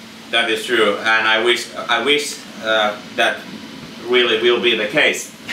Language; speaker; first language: English; non-native, fluent; Finnish